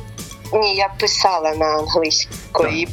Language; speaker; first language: Ukrainian; non-native, local second language; Russian